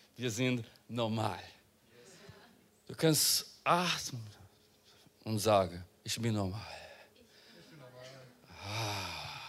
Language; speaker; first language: German; non-native, fluent; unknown